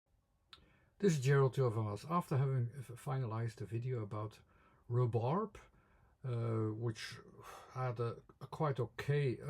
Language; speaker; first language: English; non-native, fluent; Dutch